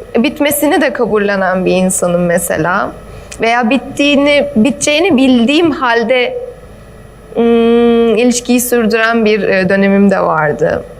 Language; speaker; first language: Turkish; early bilingual, heritage; German